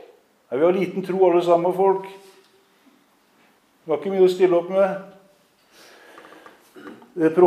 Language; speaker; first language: Norwegian; native; Norwegian